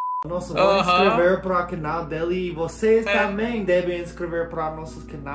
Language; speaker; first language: Portuguese; non-native, fluent; English